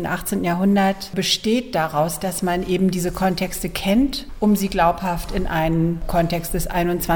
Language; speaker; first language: German; native; German